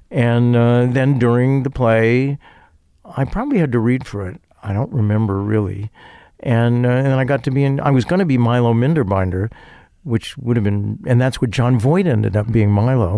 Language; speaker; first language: English; native; English